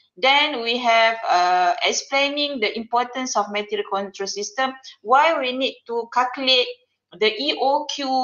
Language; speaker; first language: English; non-native, local second language; Malay